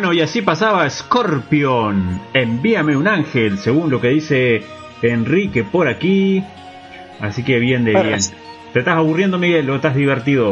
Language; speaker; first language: Spanish; native; Spanish